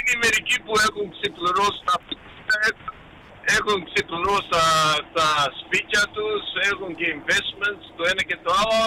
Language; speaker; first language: Greek; early bilingual, heritage; Greek